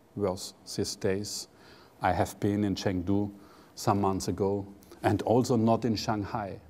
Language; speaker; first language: English; non-native, fluent; German